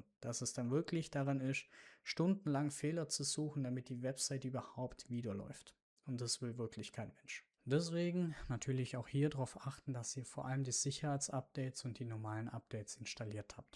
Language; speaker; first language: German; native; German